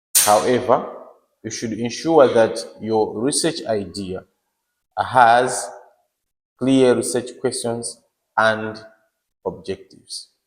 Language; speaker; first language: English; non-native, local second language; Nyanja